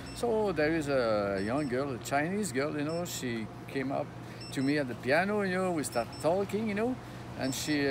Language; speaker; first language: English; non-native, fluent; French